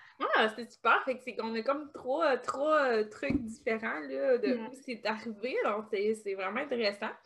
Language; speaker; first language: French; native; French